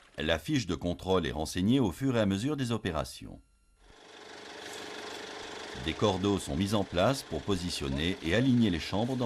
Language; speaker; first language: French; native; French